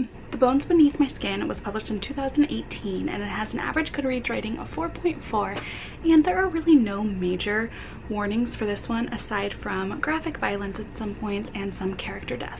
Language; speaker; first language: English; native; English